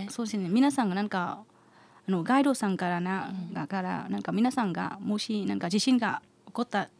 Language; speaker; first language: Japanese; non-native, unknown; Vietnamese